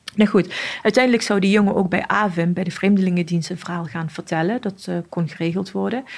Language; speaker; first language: Dutch; early bilingual, other home language; Arabic